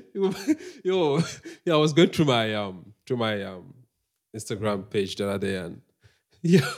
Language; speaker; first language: English; non-native, local second language; Igbo